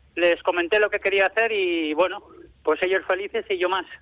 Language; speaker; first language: Spanish; native; Spanish